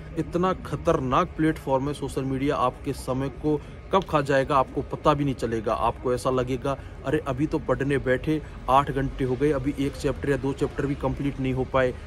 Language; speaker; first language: Hindi; native; Hindi